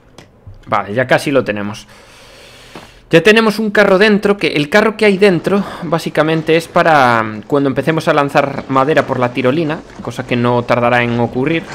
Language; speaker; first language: Spanish; native; Spanish